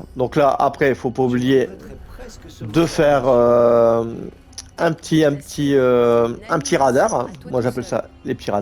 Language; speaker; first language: French; native; French